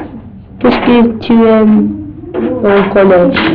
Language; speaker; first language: French; non-native, learner; English